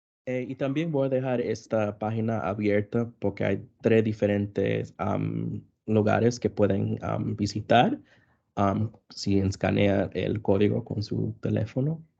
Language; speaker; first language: Spanish; early bilingual, other home language; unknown